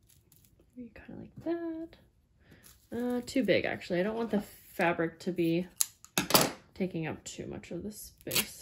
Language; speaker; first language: English; native; English